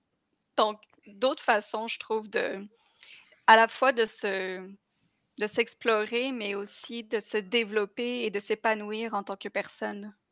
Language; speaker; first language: French; native; French